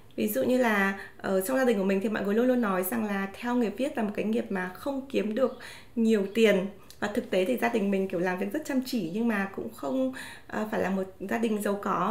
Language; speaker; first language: Vietnamese; native; Vietnamese